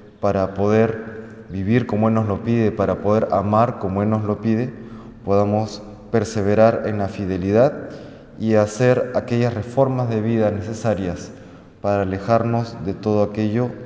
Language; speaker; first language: Spanish; native; Spanish